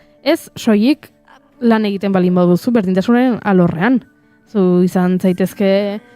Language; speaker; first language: Basque; native; Basque